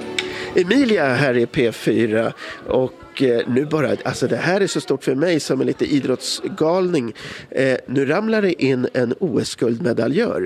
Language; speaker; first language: Swedish; native; Swedish